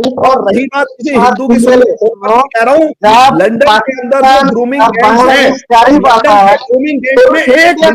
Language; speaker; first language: Hindi; native; Hindi